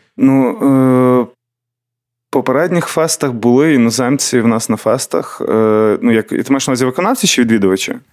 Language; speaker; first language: Ukrainian; native; Ukrainian